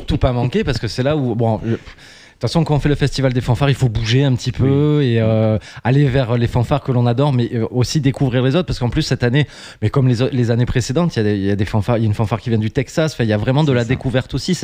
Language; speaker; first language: French; native; French